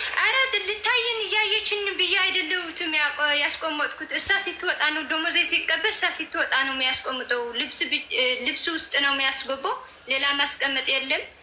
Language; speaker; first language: Amharic; non-native, local second language; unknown